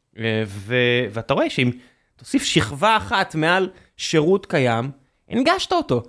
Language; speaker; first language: Hebrew; native; Hebrew